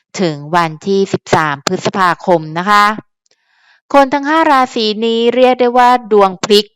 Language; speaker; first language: Thai; native; Thai